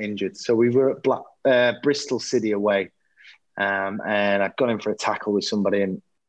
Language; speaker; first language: English; native; English